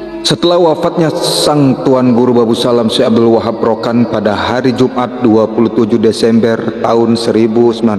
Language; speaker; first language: Indonesian; native; Indonesian